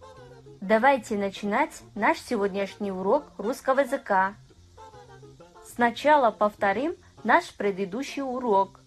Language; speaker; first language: Russian; non-native, fluent; Kazakh